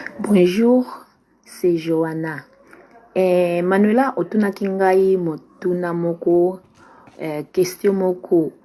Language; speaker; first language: Lingala; non-native, fluent; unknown